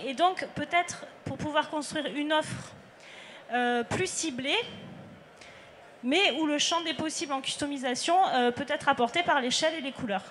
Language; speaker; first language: French; native; French